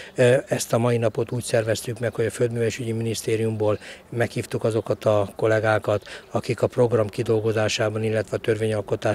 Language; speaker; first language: Hungarian; native; Hungarian